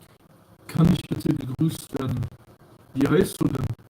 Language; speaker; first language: German; early bilingual, other home language; Kurdish